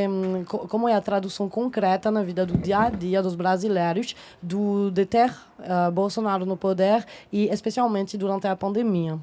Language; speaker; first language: Portuguese; non-native, fluent; French